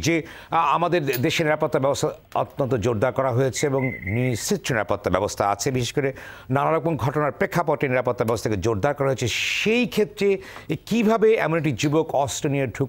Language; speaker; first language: Bangla; native; Bangla